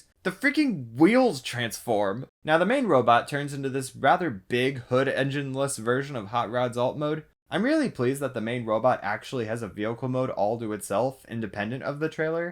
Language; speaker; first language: English; native; English